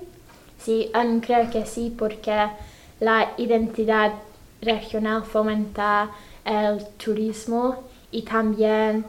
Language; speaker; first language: Spanish; non-native, fluent; English